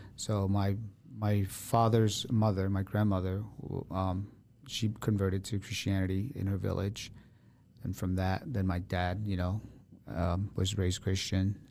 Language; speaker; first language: English; early bilingual, other home language; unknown